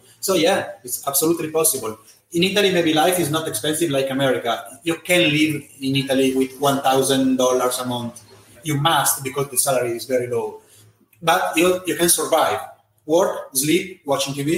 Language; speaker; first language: English; non-native, fluent; Italian